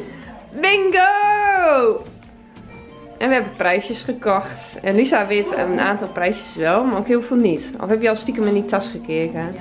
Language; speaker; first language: Dutch; native; Dutch